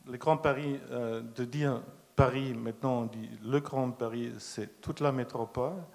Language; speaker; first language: French; non-native, fluent; German